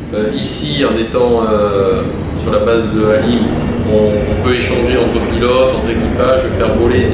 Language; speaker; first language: French; native; French